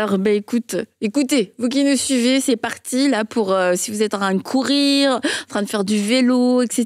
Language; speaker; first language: French; native; French